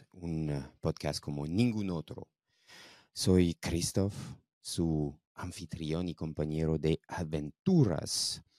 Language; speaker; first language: Spanish; non-native, fluent; French